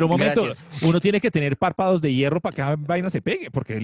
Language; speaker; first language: Spanish; native; Spanish